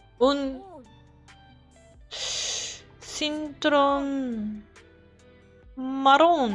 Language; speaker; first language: Spanish; non-native, learner; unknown